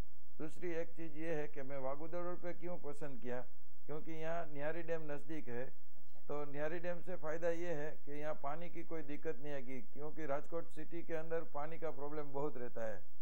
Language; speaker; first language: Hindi; non-native, local second language; Gujarati